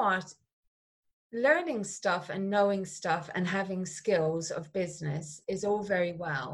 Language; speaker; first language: English; native; English